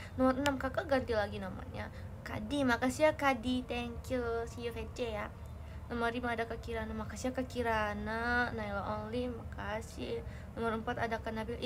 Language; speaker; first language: Indonesian; native; Indonesian